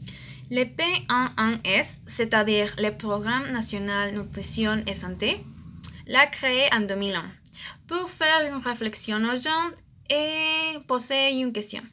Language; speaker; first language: French; non-native, learner; Spanish